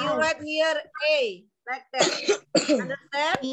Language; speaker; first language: English; non-native, learner; Indonesian